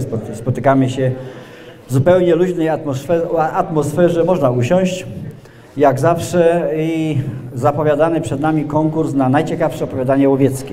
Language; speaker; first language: Polish; native; Polish